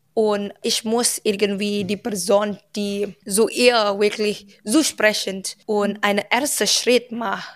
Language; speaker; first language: German; non-native, learner; Indonesian